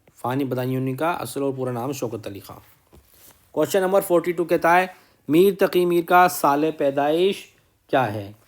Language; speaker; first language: Urdu; native; Urdu